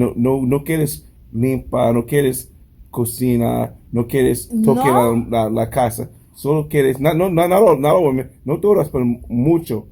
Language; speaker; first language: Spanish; non-native, learner; English